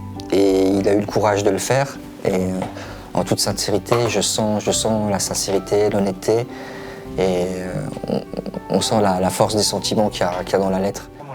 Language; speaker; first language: French; native; French